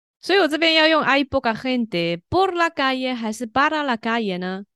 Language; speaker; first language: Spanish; non-native, fluent; Chinese